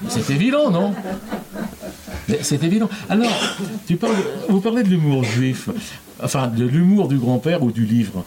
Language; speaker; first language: French; native; French